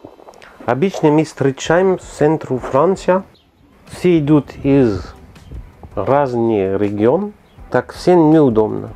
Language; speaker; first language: Russian; non-native, learner; French